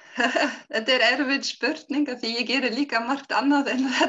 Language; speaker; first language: Icelandic; non-native, learner; German